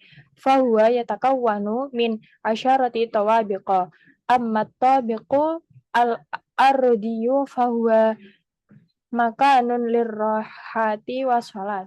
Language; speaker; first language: Arabic; non-native, learner; Indonesian